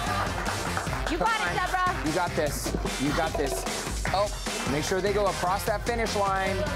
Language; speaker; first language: English; native; English